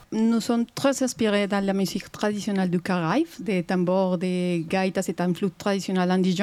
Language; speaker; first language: French; non-native, fluent; Spanish